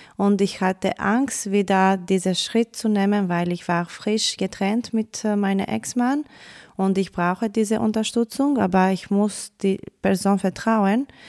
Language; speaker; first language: German; non-native, learner; Greek